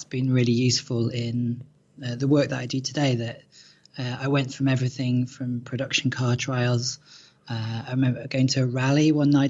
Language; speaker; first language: English; native; English